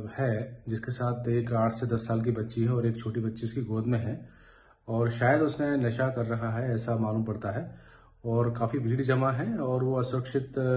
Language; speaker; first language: Hindi; native; Hindi